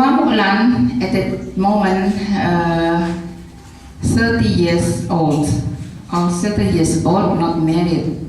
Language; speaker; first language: English; non-native, learner; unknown